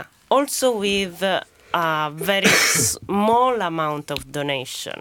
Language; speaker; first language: English; non-native, fluent; Italian